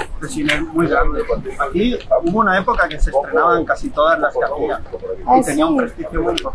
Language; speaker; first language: Spanish; native; Spanish